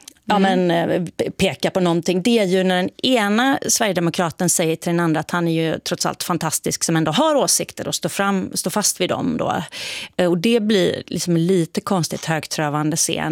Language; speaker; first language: Swedish; native; Swedish